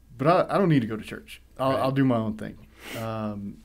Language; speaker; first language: English; native; English